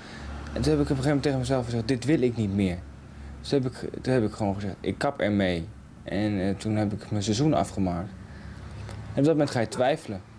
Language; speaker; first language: Dutch; native; Dutch